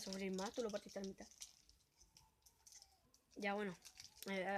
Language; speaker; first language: Spanish; native; Spanish